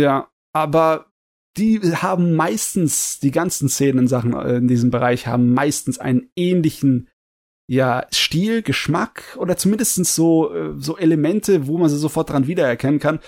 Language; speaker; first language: German; native; German